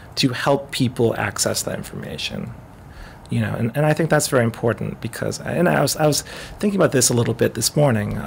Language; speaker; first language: English; native; English